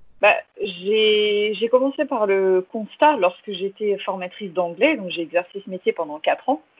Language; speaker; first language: French; early bilingual, other home language; English